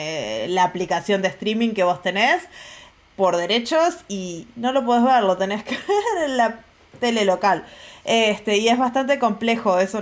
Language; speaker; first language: Spanish; native; Spanish